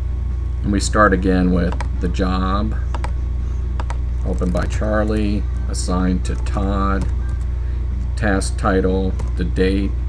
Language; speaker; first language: English; native; English